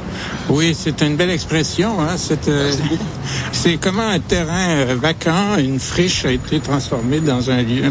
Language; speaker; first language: French; native; French